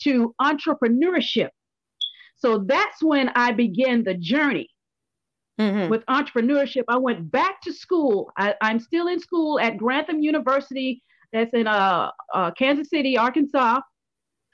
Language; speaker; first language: English; native; English